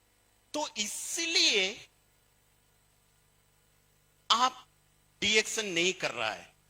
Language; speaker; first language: Hindi; non-native, local second language; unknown